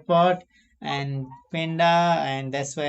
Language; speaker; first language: English; non-native, learner; Nepali